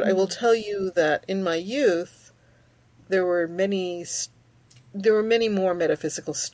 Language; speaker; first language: English; early bilingual, other home language; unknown